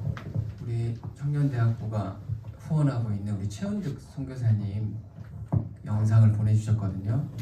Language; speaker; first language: Korean; native; Korean